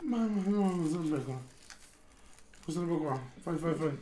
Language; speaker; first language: Italian; native; Italian